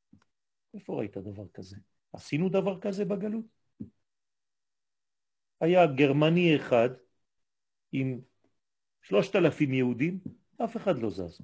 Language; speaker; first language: Hebrew; non-native, fluent; French